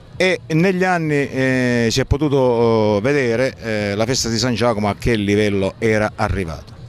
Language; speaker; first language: Italian; native; Italian